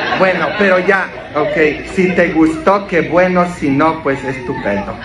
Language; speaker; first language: Spanish; non-native, fluent; Polish